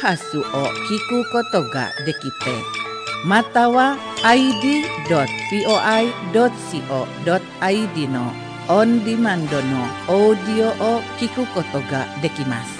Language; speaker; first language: Japanese; non-native, fluent; Indonesian